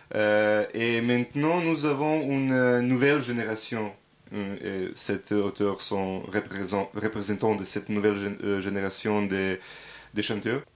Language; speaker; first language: French; non-native, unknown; Serbian